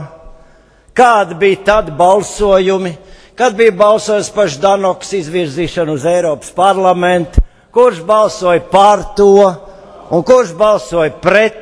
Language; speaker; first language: Latvian; native; Latvian